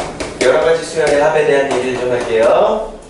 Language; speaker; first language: Korean; native; Korean